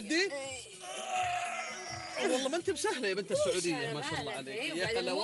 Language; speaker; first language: Arabic; native; Arabic